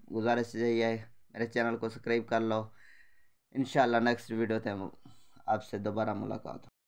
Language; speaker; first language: Urdu; non-native, local second language; Saraiki